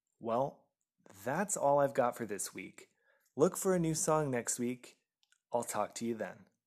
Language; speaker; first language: English; native; English